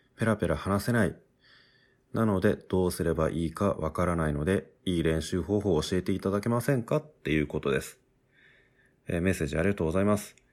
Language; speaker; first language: Japanese; native; Japanese